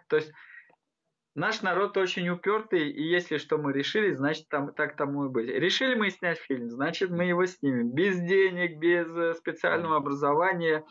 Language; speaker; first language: Russian; non-native, local second language; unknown